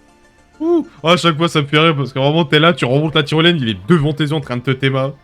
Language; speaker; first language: French; native; French